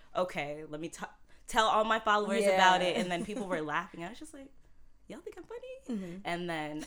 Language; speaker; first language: English; early bilingual, other home language; Haitian Creole